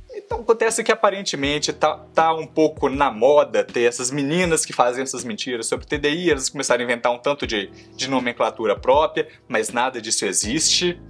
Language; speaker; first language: Portuguese; native; Portuguese